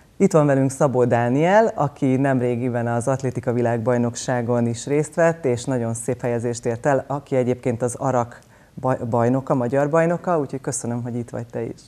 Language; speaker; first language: Hungarian; native; Hungarian